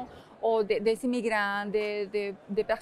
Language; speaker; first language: French; non-native, fluent; Spanish